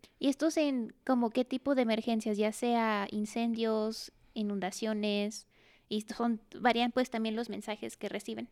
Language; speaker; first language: Spanish; native; Spanish